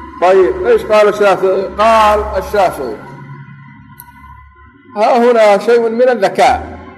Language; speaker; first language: Arabic; non-native, local second language; Somali